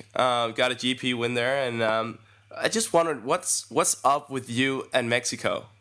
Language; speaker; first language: English; non-native, fluent; Danish